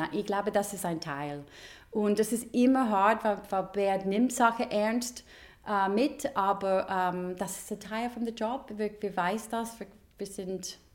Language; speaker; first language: German; non-native, learner; English